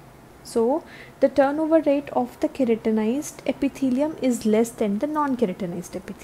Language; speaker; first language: English; non-native, local second language; Hindi